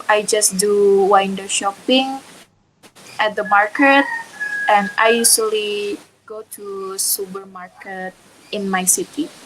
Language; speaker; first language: English; non-native, learner; Indonesian